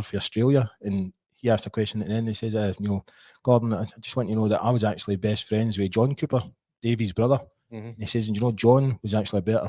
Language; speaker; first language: English; native; English